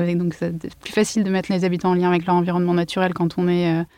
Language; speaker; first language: French; native; French